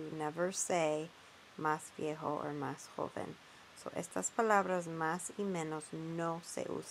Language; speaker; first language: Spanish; non-native, fluent; English